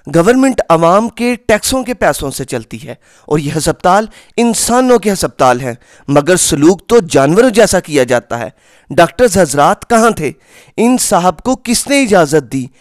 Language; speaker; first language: Urdu; non-native, local second language; Punjabi